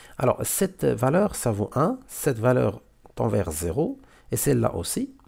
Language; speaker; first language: French; non-native, local second language; Arabic